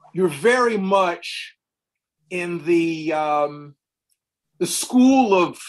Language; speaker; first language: English; native; English